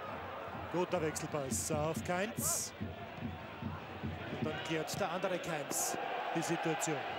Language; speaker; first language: German; native; German